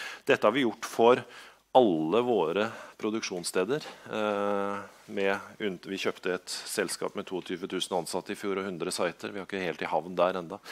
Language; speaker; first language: Norwegian; native; Norwegian